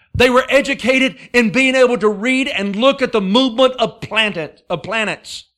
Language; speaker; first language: English; native; English